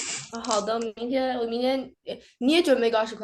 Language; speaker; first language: Chinese; early bilingual, other home language; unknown